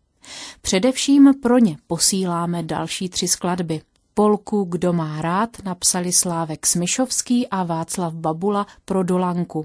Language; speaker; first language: Czech; native; Czech